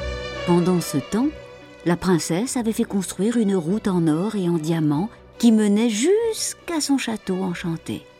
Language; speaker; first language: French; native; French